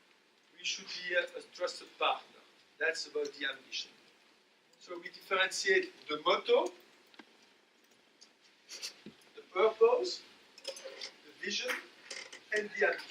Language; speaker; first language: English; non-native, fluent; French